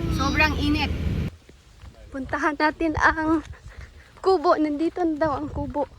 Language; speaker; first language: Filipino; non-native, local second language; Cebuano